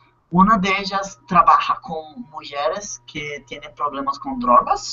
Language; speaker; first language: Spanish; non-native, learner; Portuguese